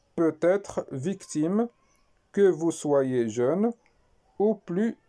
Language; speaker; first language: French; non-native, local second language; Arabic